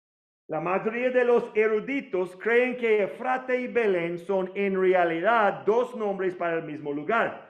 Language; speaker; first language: Spanish; non-native, learner; English